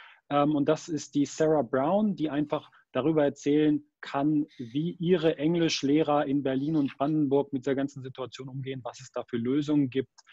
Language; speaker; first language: German; native; German